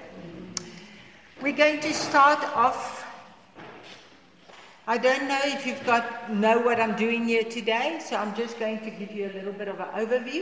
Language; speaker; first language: English; non-native, local second language; Afrikaans